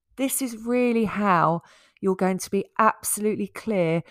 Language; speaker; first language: English; native; English